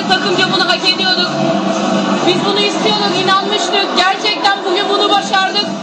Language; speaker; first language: Turkish; native; Turkish